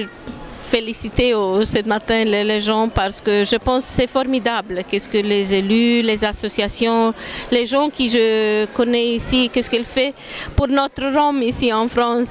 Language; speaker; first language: French; non-native, fluent; Romanian